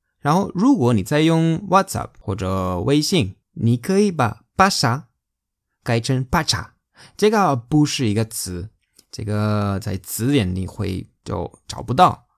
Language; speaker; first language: Chinese; non-native, fluent; Spanish